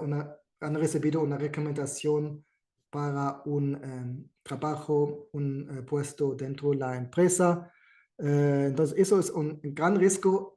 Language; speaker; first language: Spanish; non-native, fluent; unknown